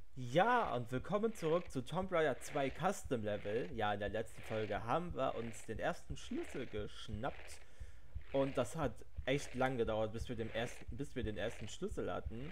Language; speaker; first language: German; native; German